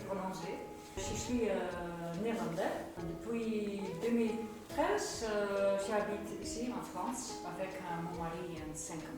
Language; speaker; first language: French; non-native, learner; Dutch